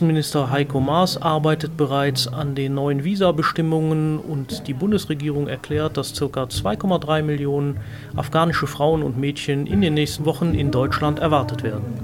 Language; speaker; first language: German; native; German